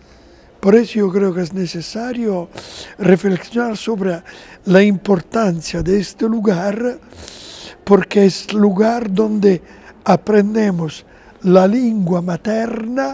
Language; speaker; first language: Spanish; non-native, fluent; Italian